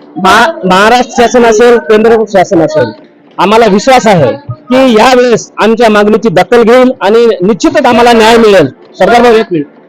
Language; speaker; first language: Marathi; non-native, local second language; Lambadi